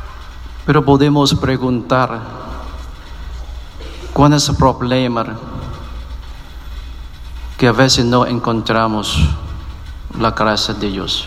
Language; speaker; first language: Spanish; non-native, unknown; Vietnamese